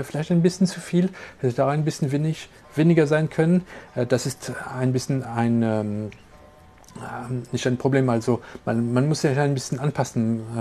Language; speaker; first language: German; non-native, local second language; French